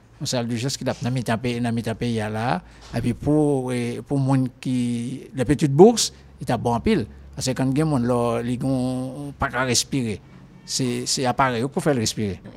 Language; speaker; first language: French; non-native, local second language; Haitian Creole